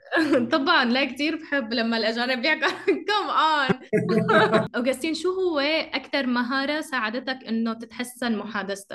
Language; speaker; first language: Arabic; native; Arabic